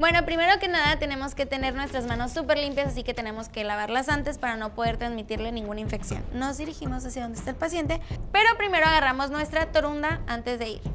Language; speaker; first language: Spanish; native; Spanish